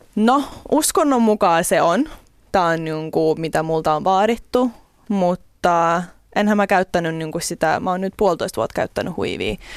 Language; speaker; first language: Finnish; early bilingual, other home language; Russian